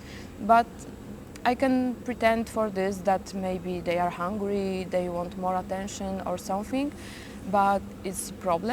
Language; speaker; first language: English; non-native, learner; Polish